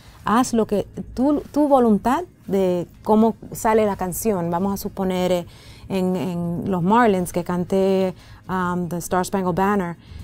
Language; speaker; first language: Spanish; early bilingual, other home language; English